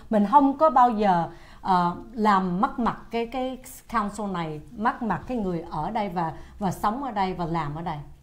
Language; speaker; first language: Vietnamese; early bilingual, heritage; Vietnamese